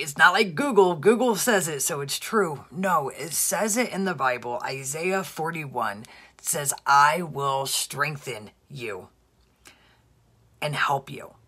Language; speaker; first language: English; native; English